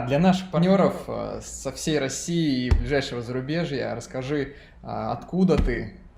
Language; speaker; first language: Russian; native; Russian